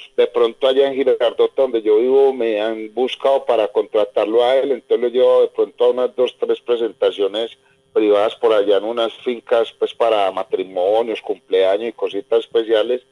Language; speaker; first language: Spanish; native; Spanish